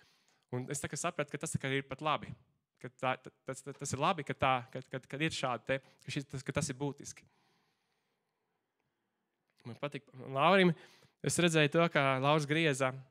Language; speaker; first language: Latvian; native; Latvian